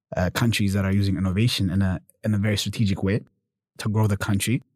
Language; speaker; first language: English; early bilingual, other home language; German